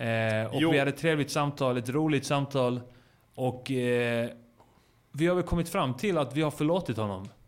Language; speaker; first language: Swedish; native; Swedish